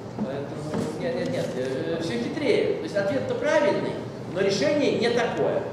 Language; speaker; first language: Russian; native; Russian